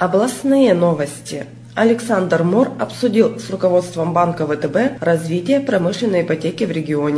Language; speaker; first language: Russian; native; Russian